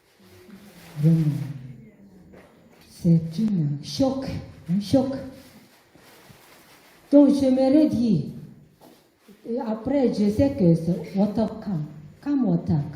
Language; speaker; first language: French; non-native, learner; Korean